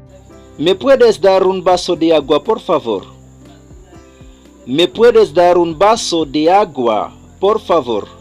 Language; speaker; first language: Spanish; non-native, fluent; Haitian Creole